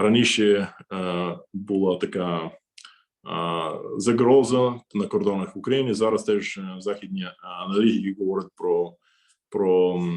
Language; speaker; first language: Ukrainian; non-native, fluent; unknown